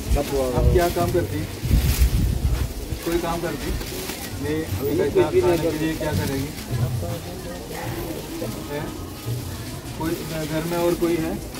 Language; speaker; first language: Hindi; non-native, local second language; Malayalam